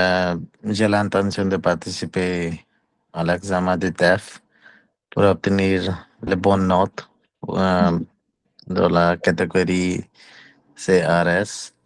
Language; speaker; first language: French; non-native, learner; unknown